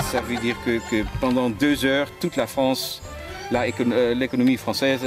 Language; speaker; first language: French; non-native, fluent; Dutch